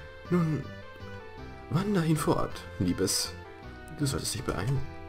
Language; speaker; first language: German; native; German